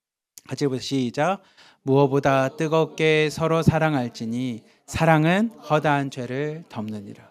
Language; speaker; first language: Korean; native; Korean